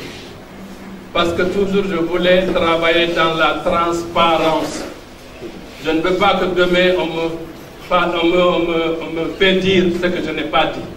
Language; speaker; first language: French; non-native, local second language; Fula